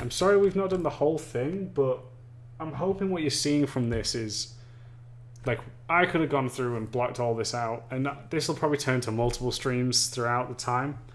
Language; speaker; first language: English; native; English